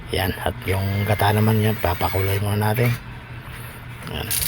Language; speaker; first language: Filipino; non-native, local second language; Bikol